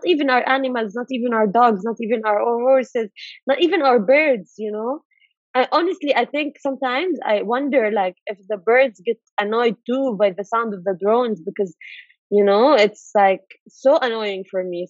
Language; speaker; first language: English; non-native, fluent; Arabic